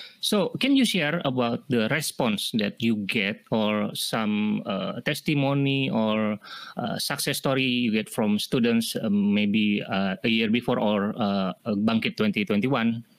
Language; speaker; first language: English; non-native, fluent; Indonesian